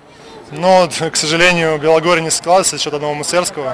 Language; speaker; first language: Russian; native; Russian